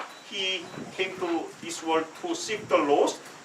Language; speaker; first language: English; non-native, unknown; Korean